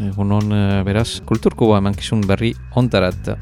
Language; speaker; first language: Basque; native; Basque